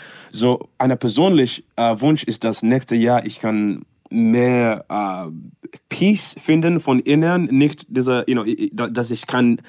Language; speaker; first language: German; non-native, learner; English